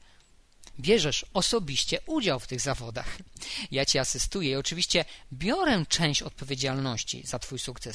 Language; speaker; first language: Polish; native; Polish